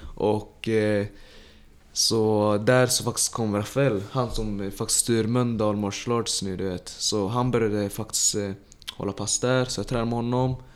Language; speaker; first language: Swedish; early bilingual, other home language; Tajik